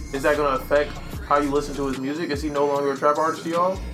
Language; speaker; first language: English; native; English